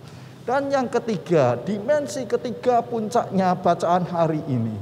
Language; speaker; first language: Indonesian; native; Indonesian